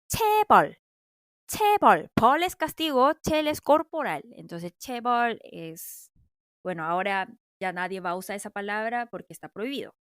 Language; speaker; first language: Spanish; non-native, fluent; Korean